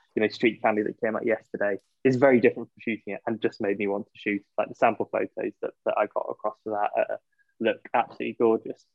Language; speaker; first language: English; native; English